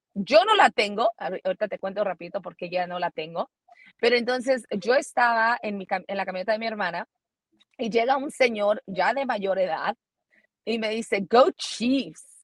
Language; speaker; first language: Spanish; early bilingual, heritage; Spanish